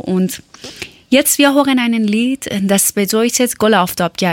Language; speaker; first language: German; non-native, learner; Persian